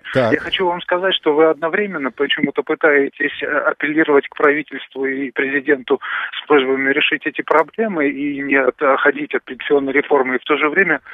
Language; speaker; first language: Russian; native; Russian